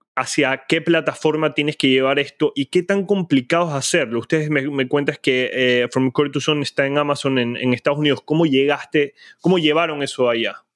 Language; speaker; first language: Spanish; native; Spanish